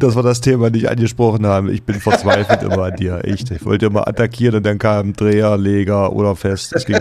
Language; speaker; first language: German; native; German